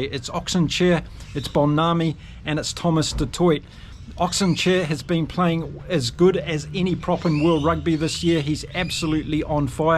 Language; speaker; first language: English; native; English